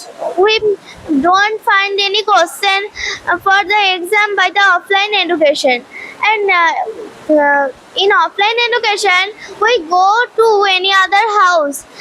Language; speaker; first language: English; non-native, learner; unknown